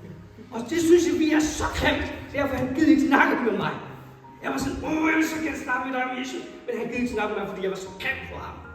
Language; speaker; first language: Danish; non-native, fluent; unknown